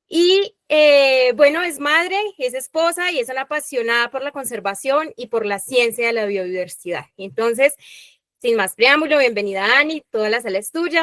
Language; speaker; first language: Spanish; native; Spanish